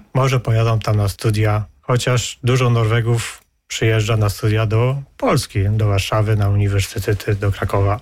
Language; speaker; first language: Polish; native; Polish